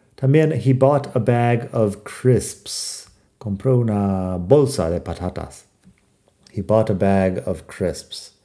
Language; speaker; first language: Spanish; non-native, fluent; English